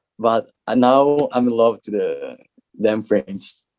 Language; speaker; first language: English; non-native, learner; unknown